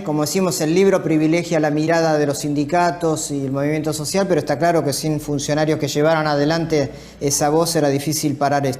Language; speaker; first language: Spanish; native; Spanish